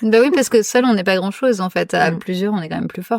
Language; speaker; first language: French; native; French